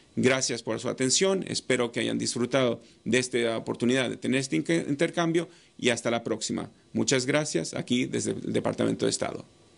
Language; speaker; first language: Spanish; non-native, fluent; English